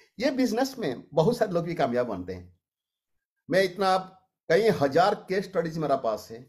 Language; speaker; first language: Hindi; non-native, local second language; Odia